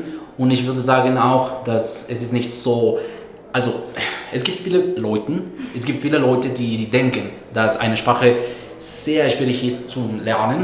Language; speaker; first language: German; non-native, fluent; Spanish